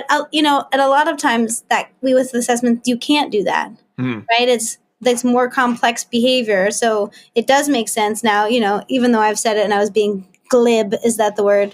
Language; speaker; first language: English; native; English